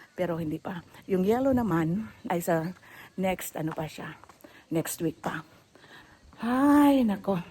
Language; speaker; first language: Filipino; non-native, local second language; Cebuano